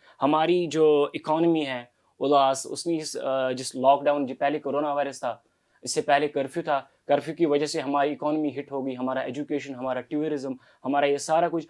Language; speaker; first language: Urdu; non-native, local second language; Kashmiri